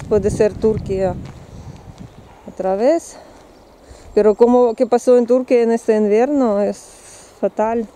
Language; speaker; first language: Spanish; non-native, learner; Russian